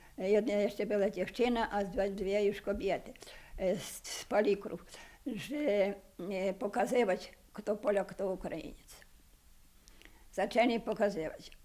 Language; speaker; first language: Polish; non-native, local second language; Ukrainian